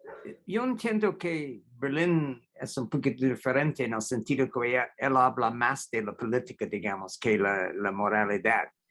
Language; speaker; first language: Spanish; non-native, fluent; English